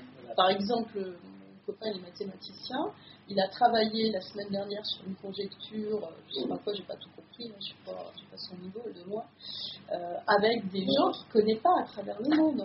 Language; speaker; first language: French; native; French